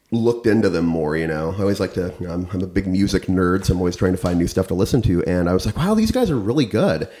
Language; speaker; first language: English; native; English